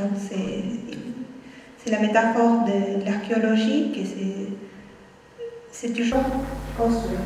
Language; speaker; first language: French; non-native, fluent; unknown